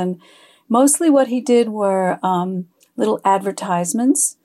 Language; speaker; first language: English; early bilingual, other home language; French